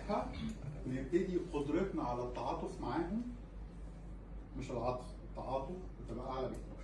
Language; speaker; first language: Arabic; native; Arabic